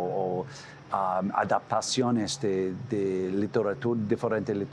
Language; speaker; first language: Spanish; non-native, fluent; English